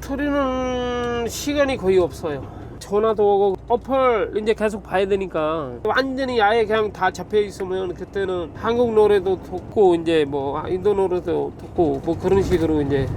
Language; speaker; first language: Korean; non-native, fluent; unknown